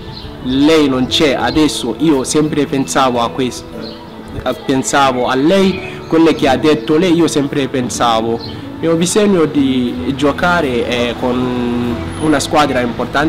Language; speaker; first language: Italian; non-native, learner; Hausa